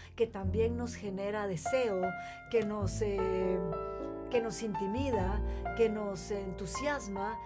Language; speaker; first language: Spanish; native; Spanish